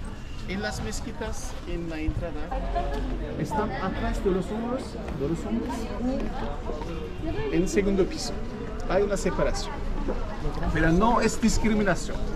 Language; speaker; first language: Spanish; non-native, learner; Turkish